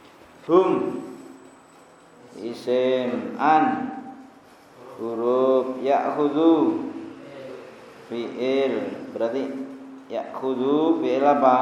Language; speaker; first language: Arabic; non-native, fluent; Indonesian